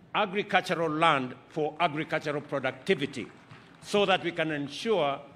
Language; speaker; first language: English; non-native, local second language; Kalenjin